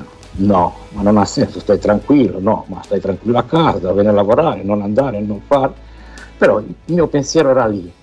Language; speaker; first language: Italian; non-native, fluent; Romanian